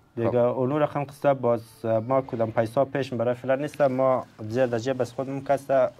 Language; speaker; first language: Persian; native; Persian